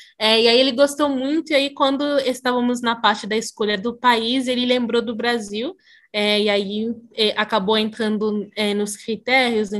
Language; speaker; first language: Portuguese; early bilingual, other home language; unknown